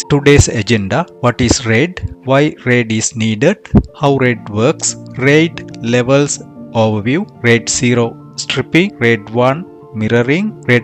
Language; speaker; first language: English; non-native, fluent; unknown